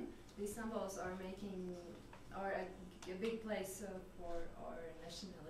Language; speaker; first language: English; non-native, learner; French